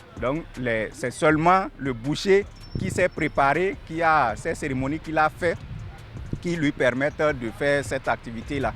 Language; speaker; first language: French; non-native, local second language; Fula